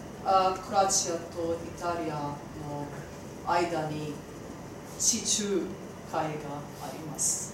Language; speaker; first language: Japanese; non-native, learner; Croatian